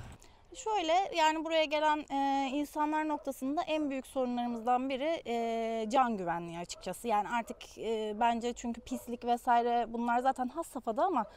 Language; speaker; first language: Turkish; native; Turkish